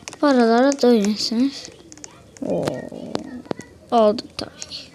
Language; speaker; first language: Turkish; native; Turkish